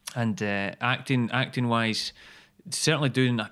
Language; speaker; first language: English; native; English